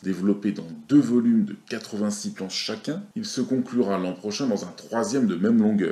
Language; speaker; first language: French; native; French